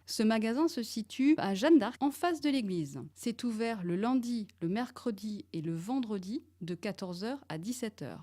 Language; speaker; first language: French; non-native, learner; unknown